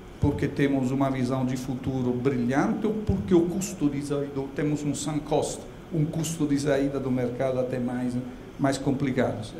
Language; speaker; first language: Portuguese; non-native, fluent; Italian